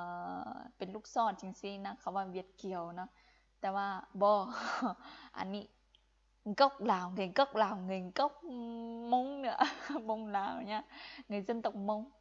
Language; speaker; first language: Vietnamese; non-native, fluent; Lao